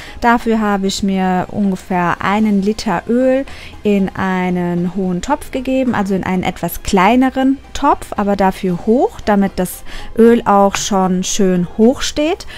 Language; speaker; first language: German; early bilingual, other home language; Turkish